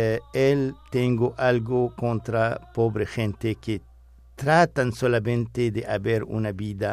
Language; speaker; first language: Spanish; non-native, fluent; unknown